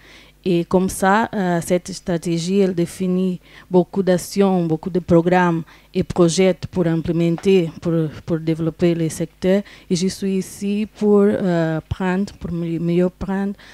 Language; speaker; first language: French; non-native, fluent; Portuguese